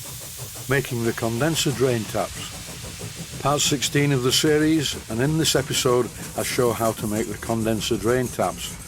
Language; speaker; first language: English; native; English